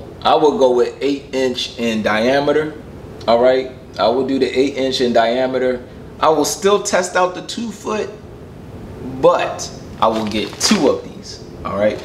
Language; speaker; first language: English; native; English